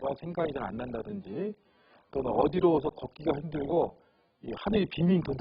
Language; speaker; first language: Korean; native; Korean